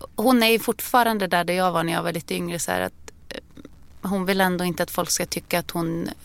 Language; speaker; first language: Swedish; native; Swedish